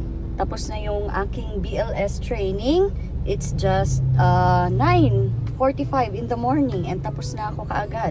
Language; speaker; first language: Filipino; native; Filipino